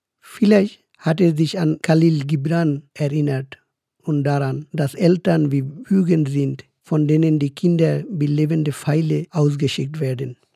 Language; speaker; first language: German; non-native, fluent; Bangla